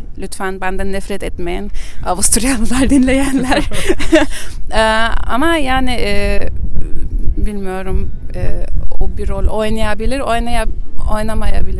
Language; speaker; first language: Turkish; early bilingual, heritage; German